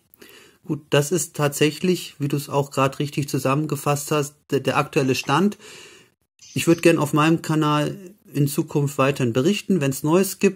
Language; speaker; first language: German; native; German